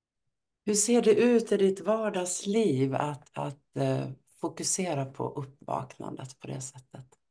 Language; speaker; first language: Swedish; native; Swedish